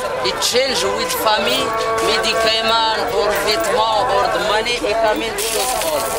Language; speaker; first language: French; non-native, learner; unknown